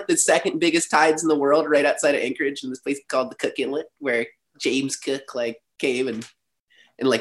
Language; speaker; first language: English; native; English